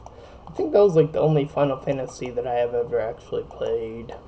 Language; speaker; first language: English; native; English